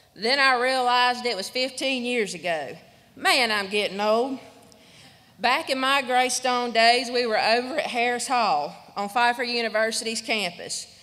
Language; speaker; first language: English; native; English